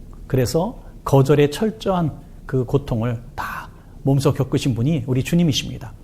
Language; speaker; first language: Korean; native; Korean